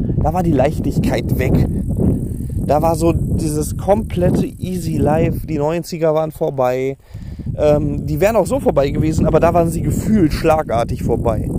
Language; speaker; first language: German; native; German